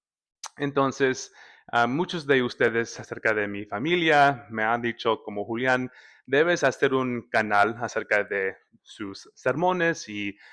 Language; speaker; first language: Spanish; early bilingual, heritage; Spanish